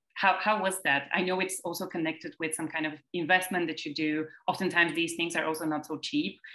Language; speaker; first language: English; non-native, fluent; Bulgarian